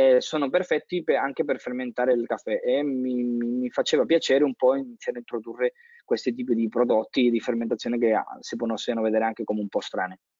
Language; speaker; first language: Italian; non-native, fluent; Spanish